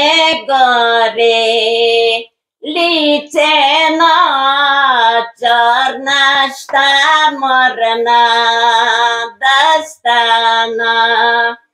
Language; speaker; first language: Bulgarian; native; Bulgarian